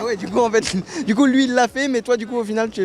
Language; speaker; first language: French; native; French